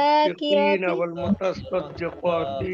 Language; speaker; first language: Arabic; non-native, learner; Bangla